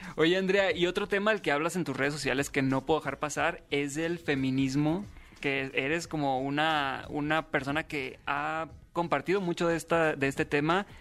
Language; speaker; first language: Spanish; native; Spanish